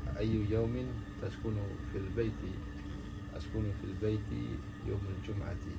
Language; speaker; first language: Arabic; non-native, learner; Indonesian